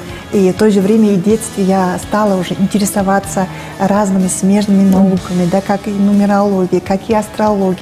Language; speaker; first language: Russian; native; Russian